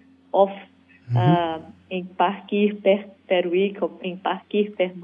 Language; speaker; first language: Dutch; non-native, learner; Portuguese